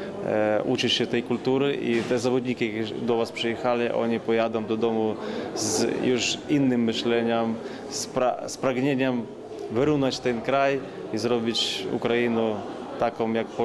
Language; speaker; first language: Polish; non-native, learner; Ukrainian